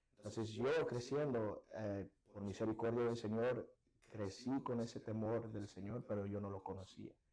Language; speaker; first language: Spanish; early bilingual, heritage; Spanish